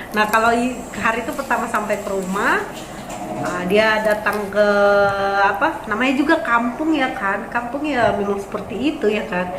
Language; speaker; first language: Indonesian; native; Indonesian